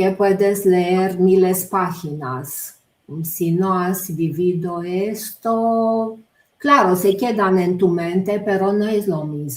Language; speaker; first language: Spanish; non-native, fluent; Romanian